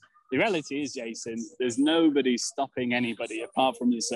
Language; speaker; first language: English; native; English